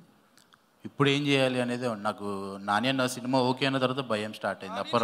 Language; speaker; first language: Telugu; native; Telugu